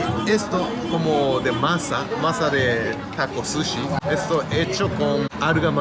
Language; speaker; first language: Spanish; non-native, learner; Japanese